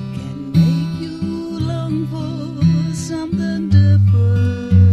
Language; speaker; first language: English; native; English